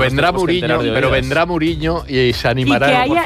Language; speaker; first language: Spanish; native; Spanish